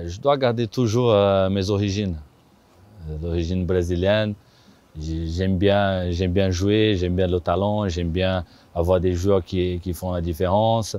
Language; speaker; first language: French; non-native, fluent; Portuguese